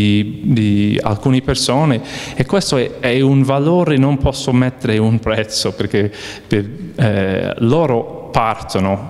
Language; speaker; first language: Italian; non-native, fluent; English